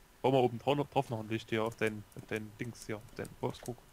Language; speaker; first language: German; native; German